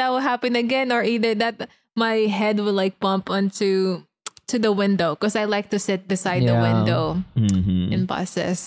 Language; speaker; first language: English; non-native, local second language; Filipino